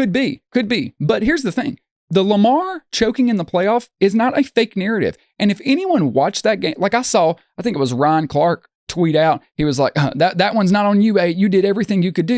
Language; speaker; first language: English; native; English